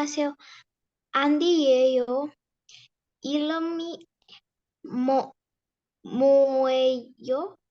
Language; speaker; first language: Korean; non-native, learner; Spanish